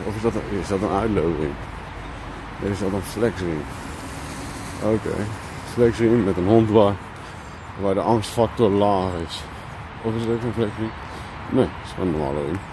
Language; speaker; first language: Dutch; early bilingual, other home language; Turkish